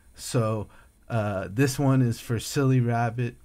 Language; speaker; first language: English; native; English